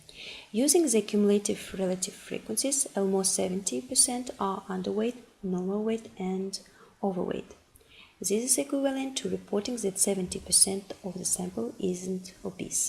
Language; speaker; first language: English; non-native, fluent; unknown